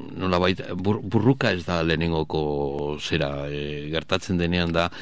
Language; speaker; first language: Basque; native; Basque